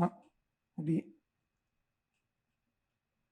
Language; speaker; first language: English; non-native, learner; Portuguese